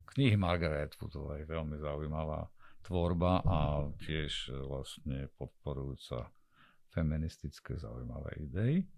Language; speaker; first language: Slovak; native; Slovak